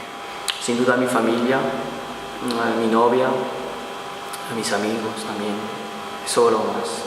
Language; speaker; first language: Spanish; non-native, learner; Portuguese